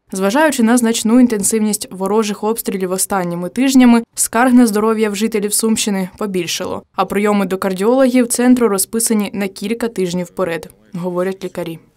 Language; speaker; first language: Ukrainian; native; Ukrainian